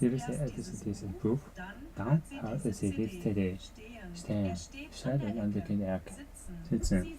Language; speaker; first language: German; non-native, learner; Japanese